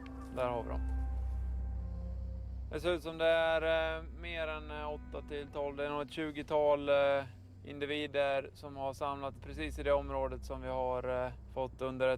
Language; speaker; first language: Swedish; native; Swedish